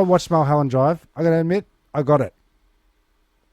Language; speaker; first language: English; native; English